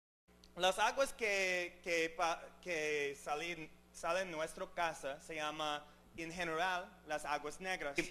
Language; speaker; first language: Spanish; non-native, learner; English